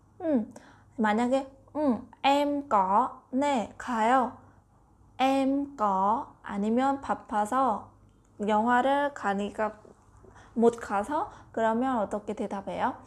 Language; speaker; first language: Korean; non-native, learner; Vietnamese